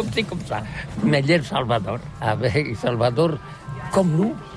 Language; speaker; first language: French; non-native, learner; Spanish